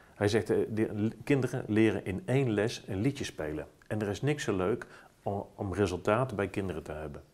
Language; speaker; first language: Dutch; native; Dutch